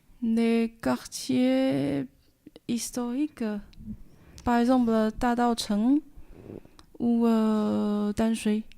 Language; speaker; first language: French; non-native, fluent; Chinese